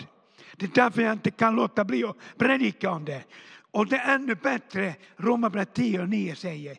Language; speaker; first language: Swedish; non-native, fluent; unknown